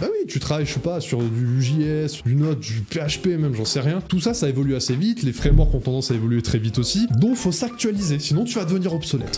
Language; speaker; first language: French; native; French